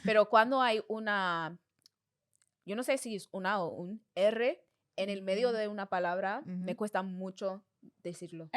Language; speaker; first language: Spanish; non-native, fluent; English